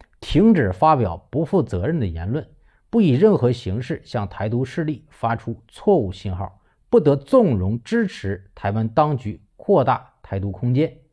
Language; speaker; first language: Chinese; native; Chinese